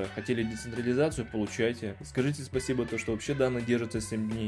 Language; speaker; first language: Russian; native; Russian